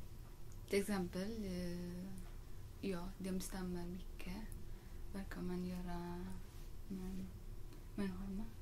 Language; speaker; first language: Swedish; non-native, learner; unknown